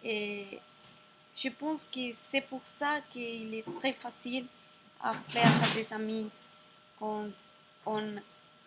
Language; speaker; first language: French; non-native, learner; Spanish